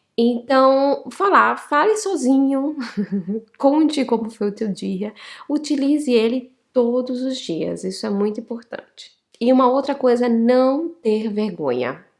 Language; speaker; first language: Portuguese; native; Portuguese